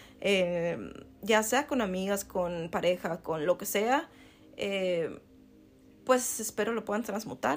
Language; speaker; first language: Spanish; native; Spanish